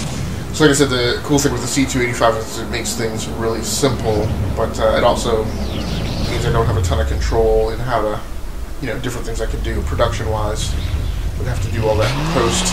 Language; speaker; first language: English; native; English